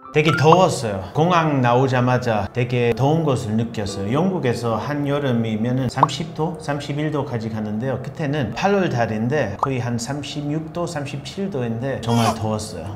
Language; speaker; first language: Korean; non-native, fluent; English